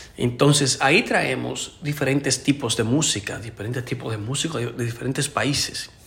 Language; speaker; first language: Spanish; native; Spanish